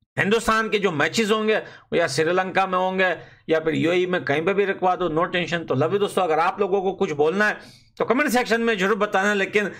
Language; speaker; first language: Urdu; native; Urdu